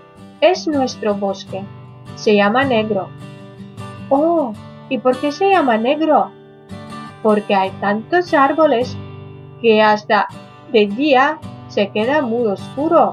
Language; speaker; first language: Spanish; non-native, learner; Ukrainian